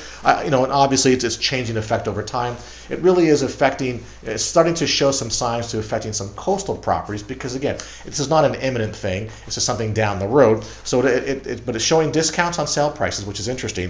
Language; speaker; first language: English; native; English